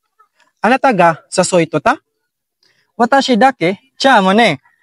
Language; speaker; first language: Japanese; non-native, learner; Filipino